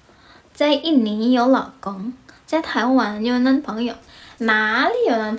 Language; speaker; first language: Chinese; non-native, learner; Indonesian